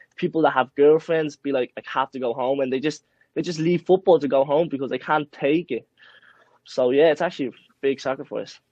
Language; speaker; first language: English; early bilingual, other home language; Spanish